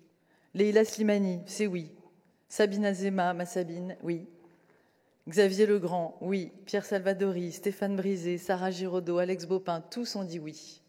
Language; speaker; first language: French; native; French